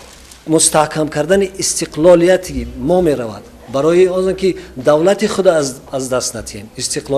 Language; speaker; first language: Persian; native; Persian